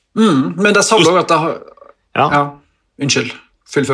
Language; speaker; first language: Norwegian; native; Norwegian